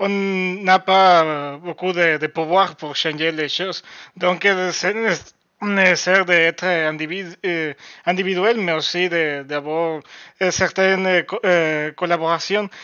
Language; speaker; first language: French; non-native, learner; Spanish